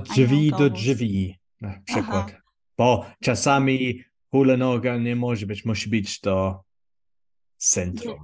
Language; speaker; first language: Polish; non-native, learner; English